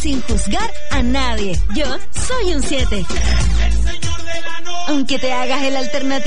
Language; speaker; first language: Spanish; native; Spanish